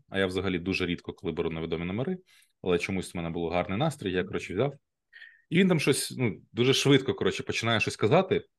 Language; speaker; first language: Ukrainian; native; Ukrainian